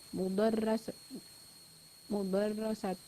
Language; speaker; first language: Arabic; non-native, learner; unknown